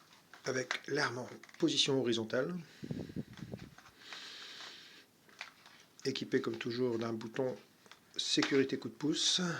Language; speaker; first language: French; native; French